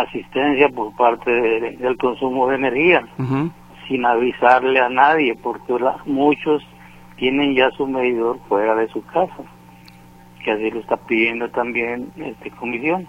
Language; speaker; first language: Spanish; native; Spanish